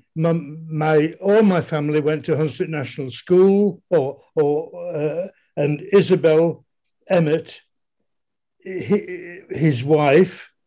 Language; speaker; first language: English; native; English